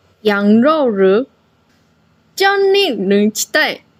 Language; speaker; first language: Chinese; non-native, learner; Korean